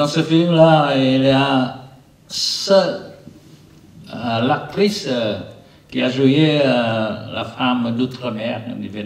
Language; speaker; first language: French; non-native, learner; Vietnamese